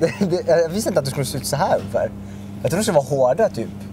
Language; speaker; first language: Swedish; native; Swedish